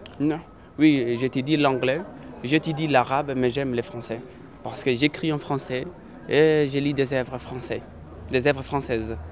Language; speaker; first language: French; non-native, local second language; Somali